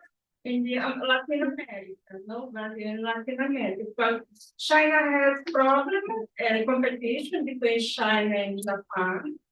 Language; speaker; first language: English; non-native, learner; Portuguese